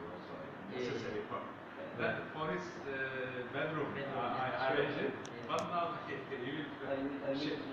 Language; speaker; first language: English; non-native, fluent; Turkish